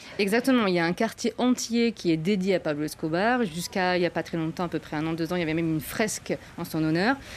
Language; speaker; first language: French; native; French